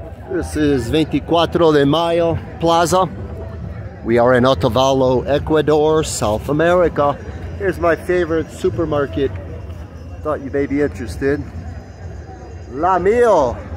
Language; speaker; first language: English; native; English